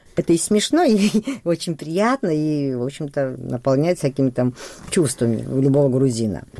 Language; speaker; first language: Russian; non-native, local second language; Georgian